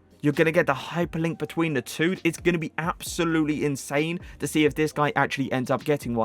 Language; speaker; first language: English; native; English